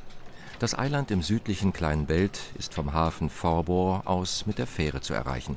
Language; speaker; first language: German; native; German